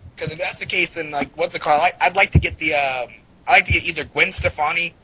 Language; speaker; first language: English; native; English